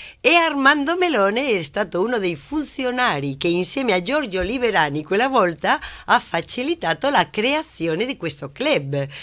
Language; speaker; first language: Italian; non-native, fluent; Spanish